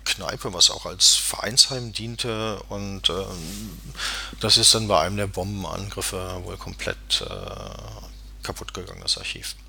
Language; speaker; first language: German; native; German